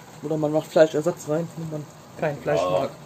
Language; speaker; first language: German; native; German